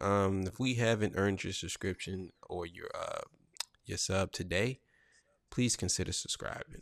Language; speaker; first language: English; native; English